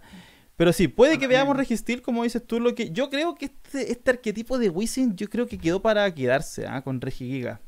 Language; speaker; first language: Spanish; native; Spanish